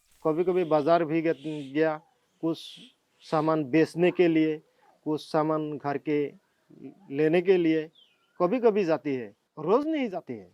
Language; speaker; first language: Hindi; non-native, local second language; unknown